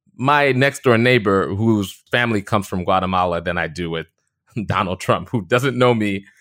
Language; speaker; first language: English; native; English